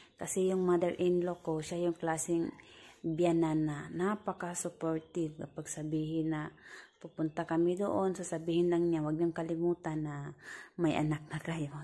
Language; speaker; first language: Filipino; native; Filipino